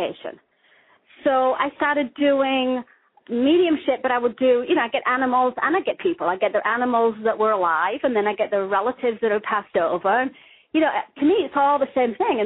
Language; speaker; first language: English; native; English